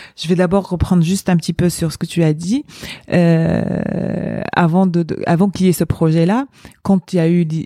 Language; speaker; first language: French; non-native, local second language; Arabic